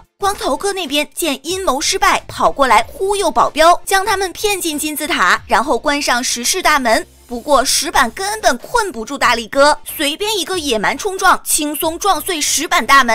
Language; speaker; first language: Chinese; native; Chinese